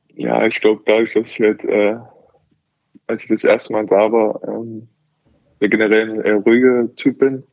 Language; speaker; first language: German; native; German